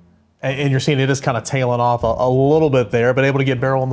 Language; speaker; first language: English; native; English